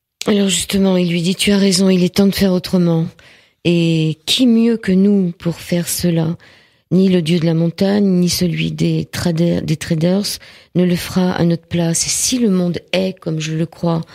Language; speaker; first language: French; native; French